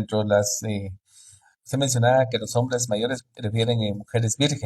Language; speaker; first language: Spanish; native; Spanish